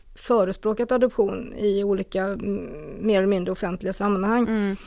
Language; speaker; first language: Swedish; native; Swedish